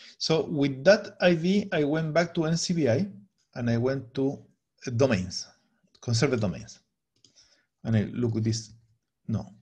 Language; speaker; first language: English; non-native, fluent; Spanish